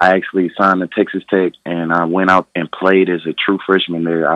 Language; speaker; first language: English; native; English